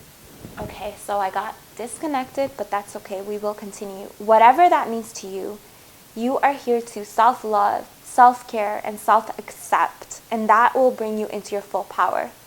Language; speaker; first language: English; native; English